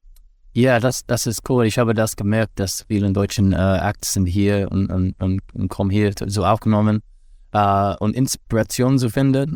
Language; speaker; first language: German; non-native, fluent; English